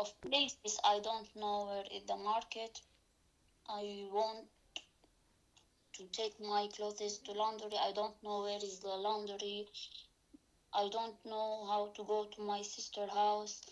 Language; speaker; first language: English; non-native, learner; Arabic